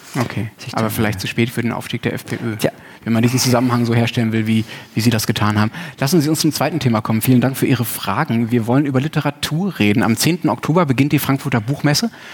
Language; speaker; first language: German; native; German